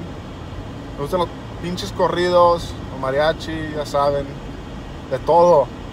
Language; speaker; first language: Spanish; early bilingual, heritage; Spanish